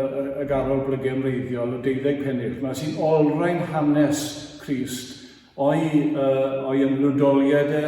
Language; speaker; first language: Welsh; native; Welsh